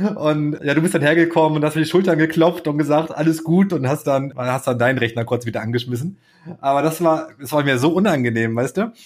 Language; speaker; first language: German; native; German